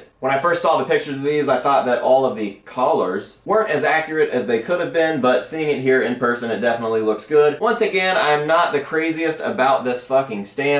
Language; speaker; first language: English; native; English